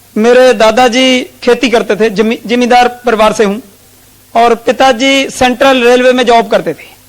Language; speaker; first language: Hindi; non-native, local second language; Punjabi